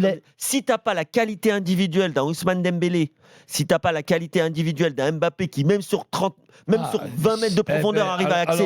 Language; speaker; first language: French; native; French